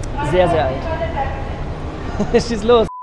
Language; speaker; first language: German; native; German